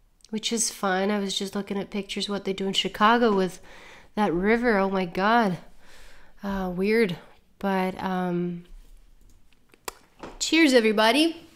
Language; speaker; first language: English; non-native, fluent; Italian